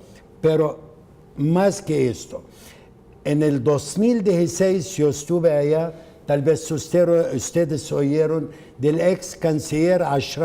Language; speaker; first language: Spanish; non-native, fluent; Arabic